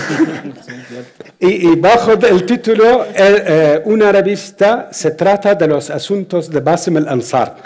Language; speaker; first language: Spanish; non-native, fluent; Arabic